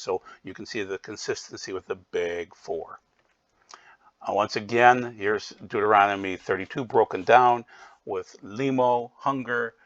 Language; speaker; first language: English; native; English